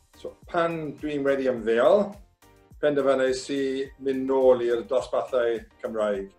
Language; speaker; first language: Welsh; non-native, local second language; English